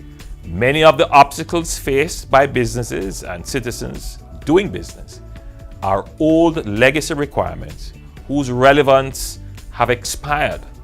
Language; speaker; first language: English; native; English